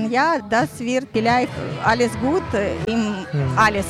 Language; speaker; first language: German; non-native, learner; Ukrainian